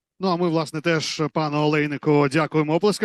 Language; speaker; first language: Ukrainian; native; Ukrainian